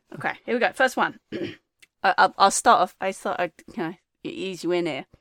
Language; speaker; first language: English; native; English